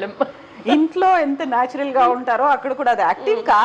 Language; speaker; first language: Telugu; native; Telugu